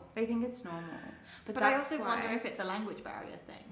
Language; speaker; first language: English; native; English